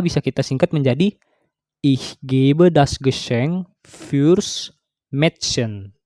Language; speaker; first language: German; non-native, fluent; Indonesian